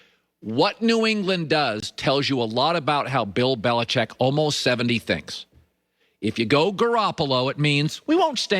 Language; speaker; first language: English; native; English